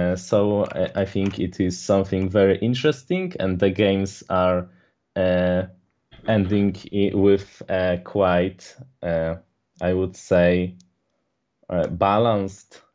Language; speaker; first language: English; non-native, fluent; Polish